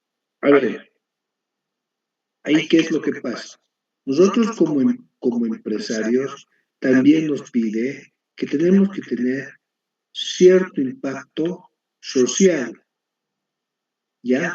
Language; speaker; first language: Spanish; native; Spanish